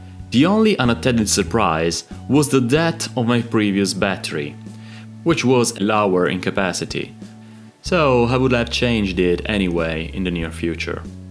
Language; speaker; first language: English; non-native, fluent; Italian